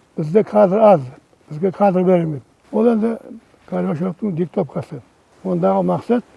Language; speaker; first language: Uzbek; non-native, local second language; Kara-Kalpak